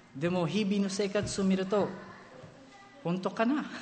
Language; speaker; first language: Japanese; non-native, fluent; Filipino